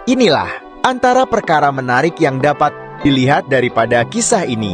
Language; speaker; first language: Malay; native; Malay